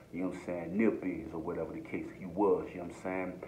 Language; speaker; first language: English; native; English